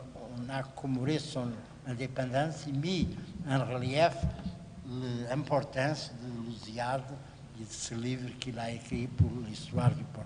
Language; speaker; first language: French; non-native, fluent; Portuguese